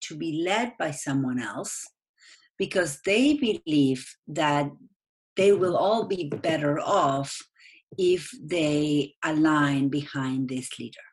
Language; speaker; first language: English; non-native, fluent; Spanish